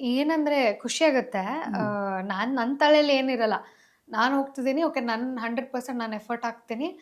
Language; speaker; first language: Kannada; non-native, local second language; Malayalam